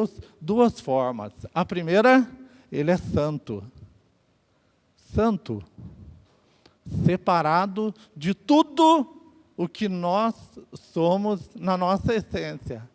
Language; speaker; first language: Portuguese; native; Portuguese